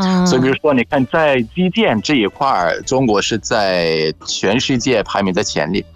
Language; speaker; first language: Chinese; non-native, fluent; Arabic